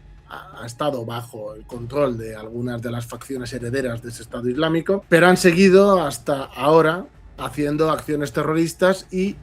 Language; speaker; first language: Spanish; native; Spanish